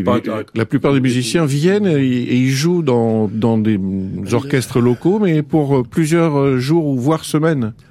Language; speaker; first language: French; native; French